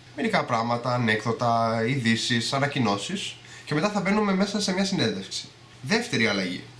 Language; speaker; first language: Greek; early bilingual, other home language; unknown